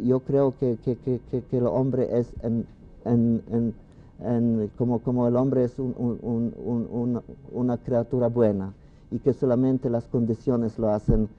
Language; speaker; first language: Spanish; non-native, fluent; Polish